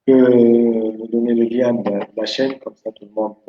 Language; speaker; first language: French; non-native, local second language; Arabic